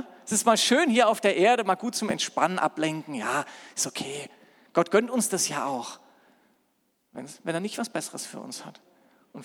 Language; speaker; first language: German; native; German